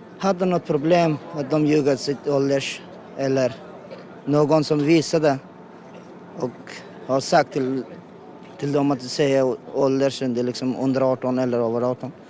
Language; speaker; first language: Swedish; non-native, learner; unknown